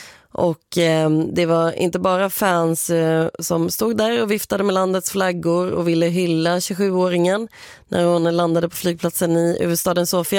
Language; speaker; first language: Swedish; native; Swedish